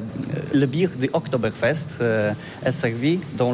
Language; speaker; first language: French; non-native, learner; Polish